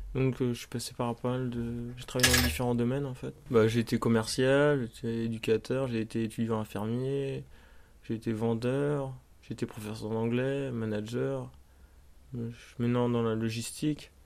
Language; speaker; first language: French; native; French